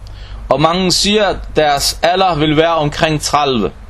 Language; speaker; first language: Danish; non-native, local second language; Arabic